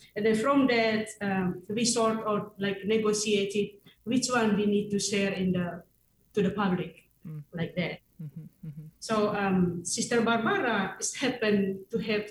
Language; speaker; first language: English; non-native, fluent; Indonesian